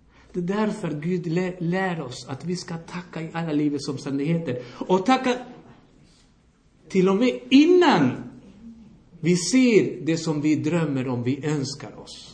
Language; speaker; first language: Swedish; non-native, fluent; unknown